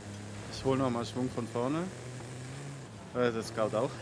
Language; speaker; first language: German; native; German